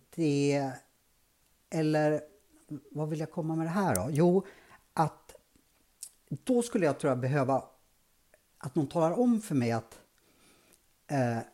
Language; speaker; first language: Swedish; native; Swedish